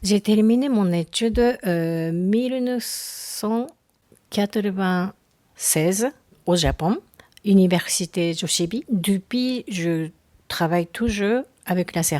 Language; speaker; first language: French; non-native, learner; Japanese